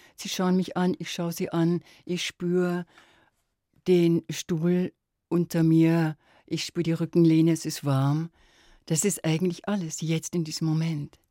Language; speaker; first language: German; native; German